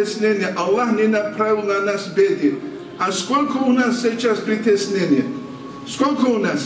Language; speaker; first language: Russian; non-native, local second language; Avaric